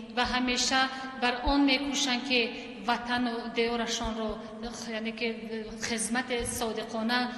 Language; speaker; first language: Tajik; non-native, local second language; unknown